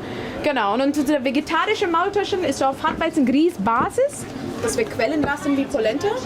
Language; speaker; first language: German; non-native, fluent; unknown